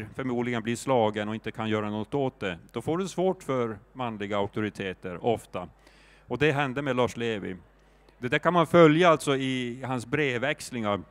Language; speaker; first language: Swedish; native; Swedish